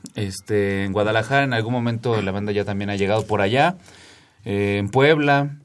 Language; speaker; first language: Spanish; native; Spanish